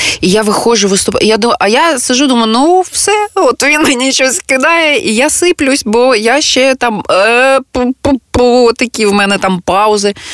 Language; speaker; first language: Ukrainian; non-native, local second language; Russian